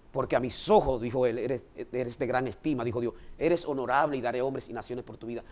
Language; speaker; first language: Spanish; native; Spanish